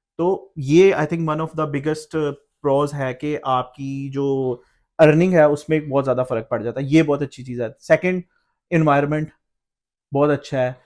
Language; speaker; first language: Urdu; native; Urdu